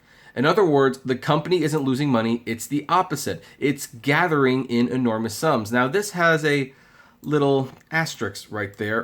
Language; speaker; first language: English; native; English